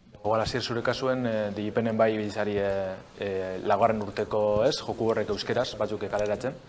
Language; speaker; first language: Basque; native; Basque